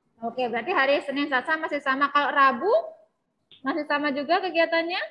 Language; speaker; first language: Indonesian; native; Indonesian